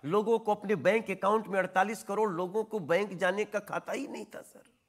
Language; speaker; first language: Hindi; native; Hindi